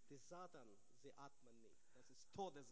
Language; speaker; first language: German; non-native, learner; Russian